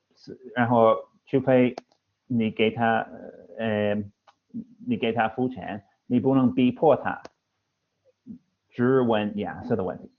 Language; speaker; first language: Chinese; non-native, fluent; English